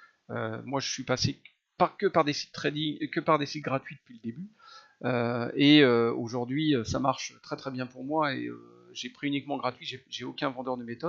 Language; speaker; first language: French; native; French